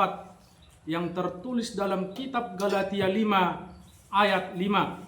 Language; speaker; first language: Indonesian; native; Indonesian